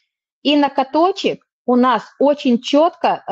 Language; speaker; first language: Russian; native; Russian